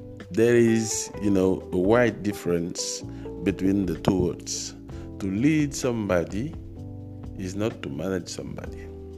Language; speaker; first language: English; non-native, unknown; Wolof